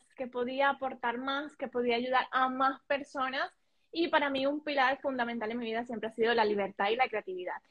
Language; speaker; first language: Spanish; native; Spanish